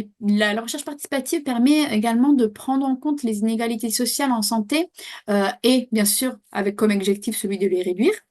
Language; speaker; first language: French; native; French